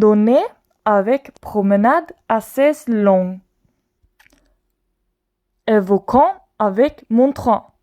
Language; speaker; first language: French; non-native, learner; Swedish